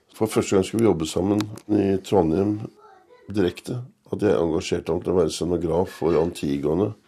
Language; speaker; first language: Norwegian; native; Norwegian